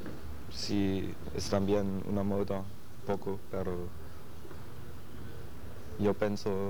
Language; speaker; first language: Spanish; non-native, learner; German